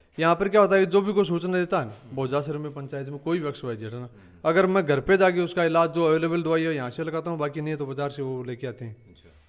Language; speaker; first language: Hindi; native; Hindi